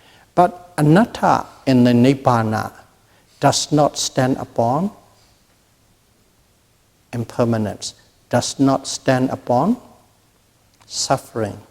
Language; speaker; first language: English; non-native, fluent; Burmese